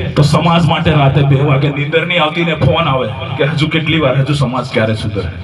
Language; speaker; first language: Gujarati; non-native, local second language; Rathawi